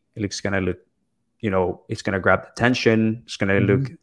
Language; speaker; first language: English; non-native, fluent; Spanish